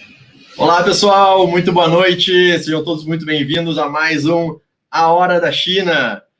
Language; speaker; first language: Portuguese; native; Portuguese